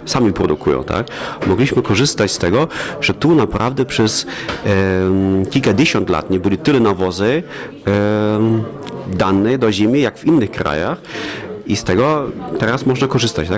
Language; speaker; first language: Polish; non-native, fluent; German